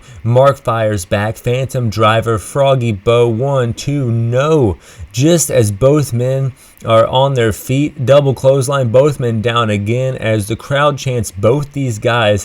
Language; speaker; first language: English; native; English